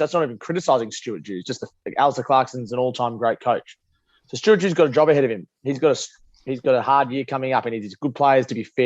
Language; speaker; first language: English; native; English